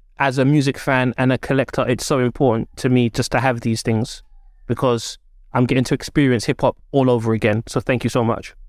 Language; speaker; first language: English; native; English